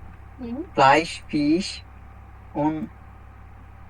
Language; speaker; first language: German; non-native, learner; Bangla